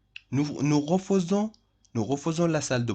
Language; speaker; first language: French; non-native, fluent; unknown